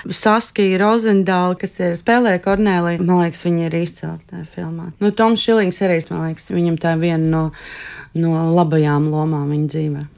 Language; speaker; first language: Latvian; native; Latvian